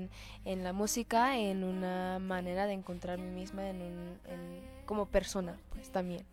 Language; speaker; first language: Spanish; early bilingual, heritage; Spanish